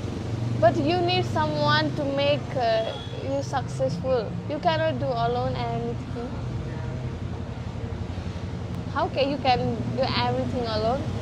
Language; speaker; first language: English; non-native, learner; Nepali